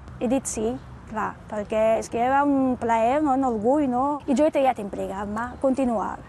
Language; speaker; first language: Catalan; non-native, fluent; Arabic